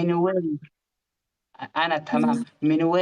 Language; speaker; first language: Arabic; non-native, learner; Oromo